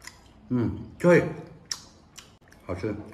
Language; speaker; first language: Chinese; native; Chinese